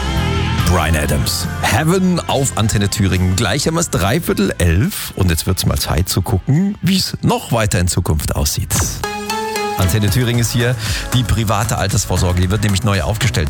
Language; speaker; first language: German; native; German